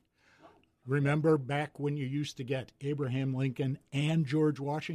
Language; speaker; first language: English; native; English